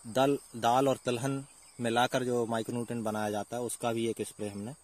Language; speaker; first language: Hindi; native; Hindi